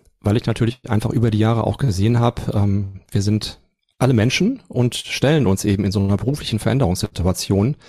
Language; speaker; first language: German; native; German